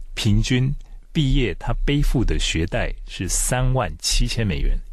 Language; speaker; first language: Chinese; native; Chinese